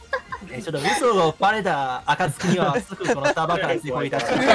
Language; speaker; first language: Japanese; non-native, fluent; Chinese